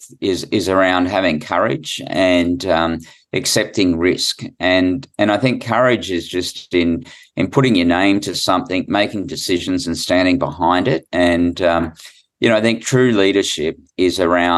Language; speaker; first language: English; native; English